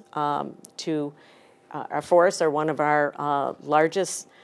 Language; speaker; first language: English; native; English